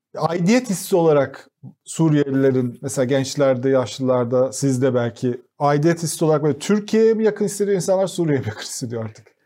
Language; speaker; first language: Turkish; native; Turkish